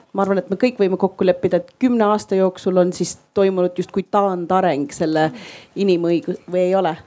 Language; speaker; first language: Estonian; native; Estonian